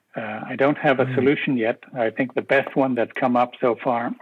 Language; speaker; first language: English; non-native, fluent; Danish